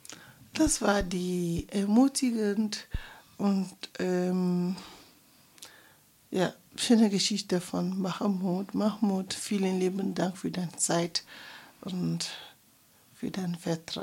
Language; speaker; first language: German; non-native, fluent; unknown